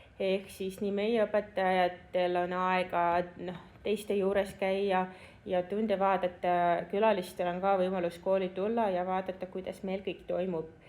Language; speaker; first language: Estonian; non-native, local second language; Russian